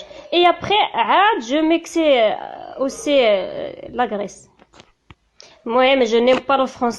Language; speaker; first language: French; non-native, learner; Tachelhit